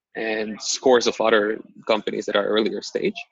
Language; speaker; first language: English; non-native, fluent; Slovak